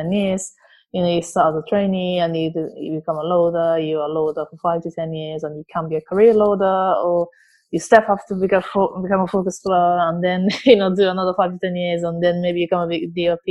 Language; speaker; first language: English; non-native, fluent; Japanese